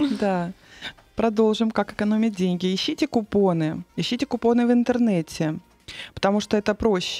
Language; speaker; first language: Russian; native; Russian